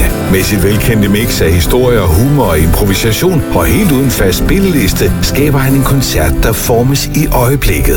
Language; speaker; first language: Danish; native; Danish